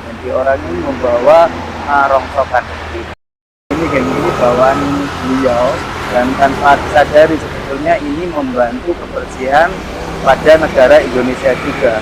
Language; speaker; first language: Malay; non-native, local second language; Javanese